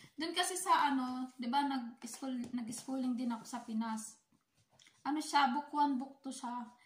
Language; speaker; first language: Filipino; native; Filipino